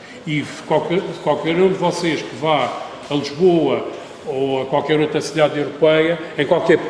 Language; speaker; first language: Portuguese; native; Portuguese